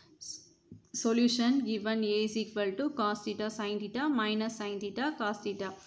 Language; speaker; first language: English; non-native, local second language; Tamil